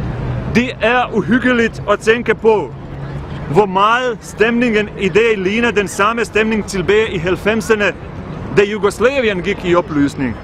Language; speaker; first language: Danish; non-native, fluent; Bosnian